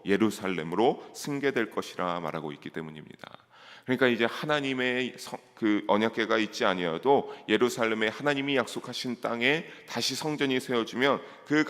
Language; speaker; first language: Korean; native; Korean